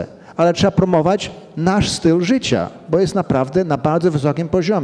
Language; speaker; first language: Polish; early bilingual, heritage; Polish